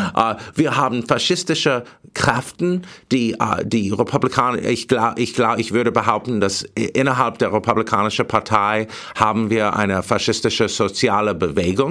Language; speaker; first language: German; non-native, fluent; English